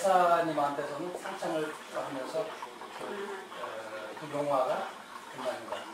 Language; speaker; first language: Korean; non-native, fluent; Kyrgyz